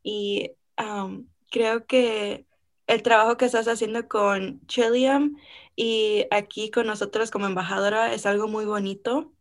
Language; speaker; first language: Spanish; early bilingual, heritage; Spanish